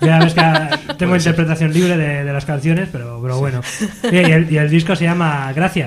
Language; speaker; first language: Spanish; native; Spanish